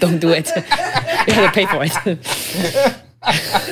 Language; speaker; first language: English; non-native, fluent; Chinese